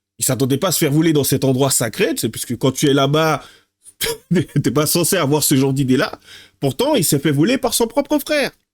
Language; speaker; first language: French; native; French